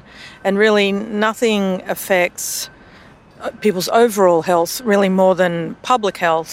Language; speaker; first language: English; native; English